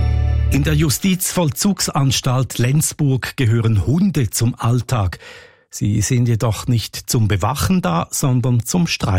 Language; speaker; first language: German; native; German